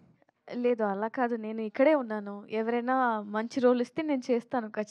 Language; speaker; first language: Telugu; non-native, learner; Tamil